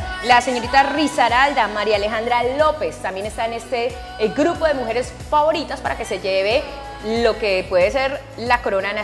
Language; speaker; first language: Spanish; native; Spanish